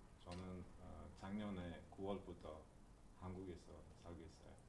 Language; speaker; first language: Korean; non-native, learner; Uzbek